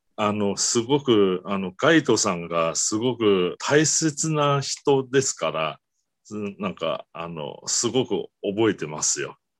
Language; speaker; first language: Japanese; non-native, learner; Chinese